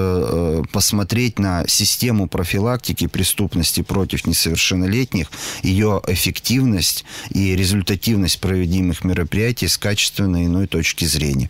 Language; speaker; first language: Russian; native; Russian